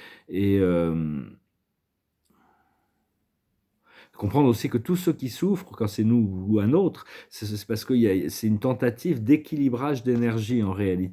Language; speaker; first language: French; native; French